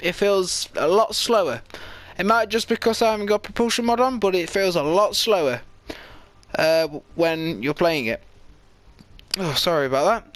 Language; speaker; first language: English; native; English